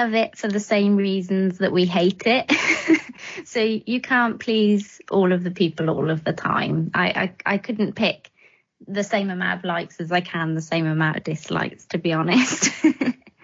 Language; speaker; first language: English; native; English